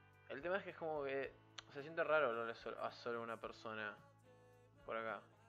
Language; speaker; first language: Spanish; native; Spanish